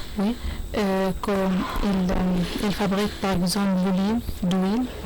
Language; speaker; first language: French; non-native, learner; Arabic